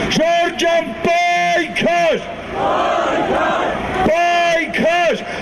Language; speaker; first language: Armenian; native; Armenian